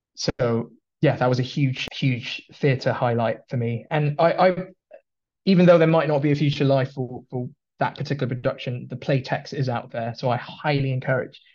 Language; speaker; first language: English; early bilingual, other home language; Filipino